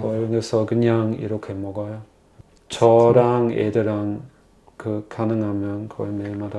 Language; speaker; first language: Korean; non-native, fluent; German